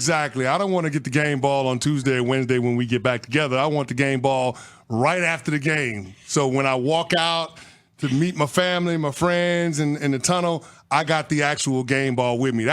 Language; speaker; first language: English; native; English